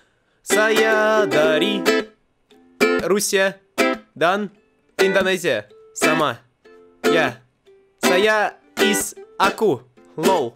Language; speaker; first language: Indonesian; non-native, learner; Russian